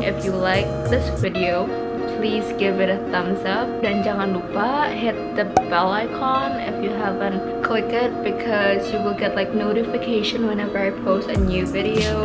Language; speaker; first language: English; non-native, fluent; Indonesian